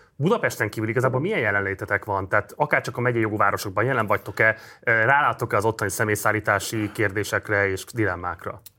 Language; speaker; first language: Hungarian; native; Hungarian